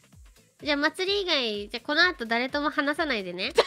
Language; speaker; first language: Japanese; native; Japanese